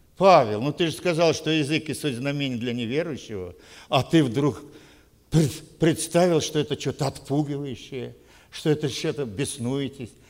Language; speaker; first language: Russian; native; Russian